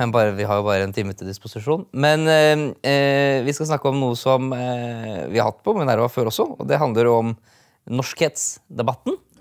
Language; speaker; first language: Norwegian; native; Norwegian